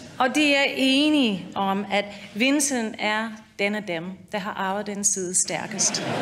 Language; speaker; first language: Danish; non-native, fluent; English